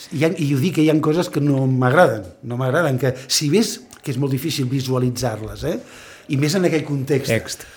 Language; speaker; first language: Catalan; native; Catalan